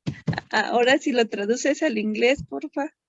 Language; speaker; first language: Spanish; native; Spanish